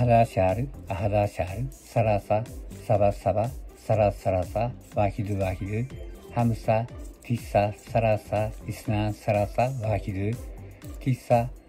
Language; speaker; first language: Arabic; non-native, learner; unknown